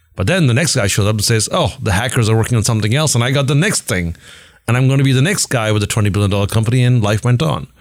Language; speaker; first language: English; non-native, local second language; Hindi